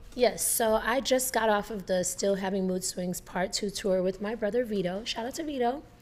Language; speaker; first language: English; native; English